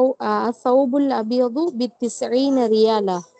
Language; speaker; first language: Arabic; non-native, learner; Tamil